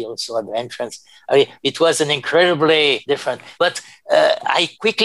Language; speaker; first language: English; non-native, fluent; French